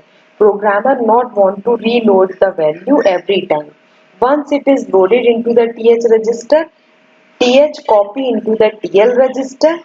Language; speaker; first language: English; non-native, local second language; Hindi